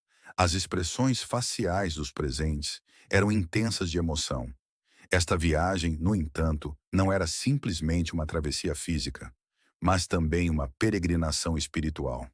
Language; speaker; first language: Portuguese; native; Portuguese